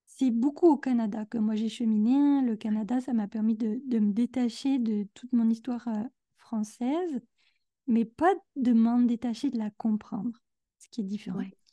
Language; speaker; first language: French; native; French